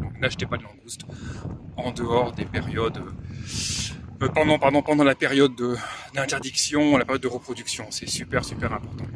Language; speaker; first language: French; native; French